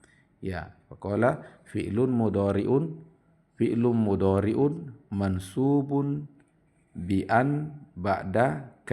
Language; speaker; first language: Arabic; non-native, fluent; Indonesian